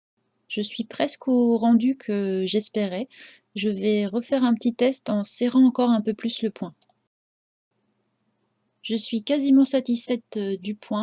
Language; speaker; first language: French; native; French